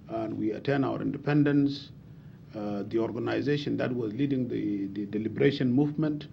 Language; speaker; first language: English; non-native, fluent; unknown